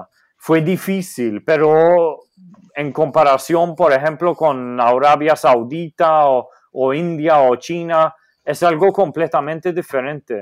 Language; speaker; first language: Spanish; non-native, fluent; Maltese